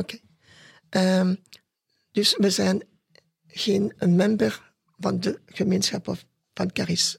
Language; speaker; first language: Dutch; non-native, local second language; French